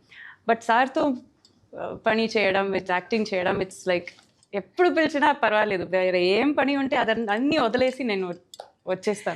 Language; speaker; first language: Telugu; non-native, fluent; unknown